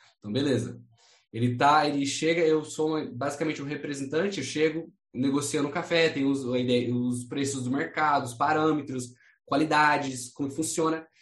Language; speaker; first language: Portuguese; non-native, fluent; English